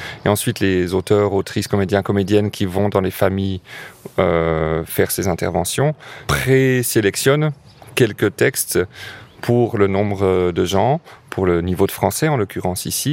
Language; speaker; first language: French; native; French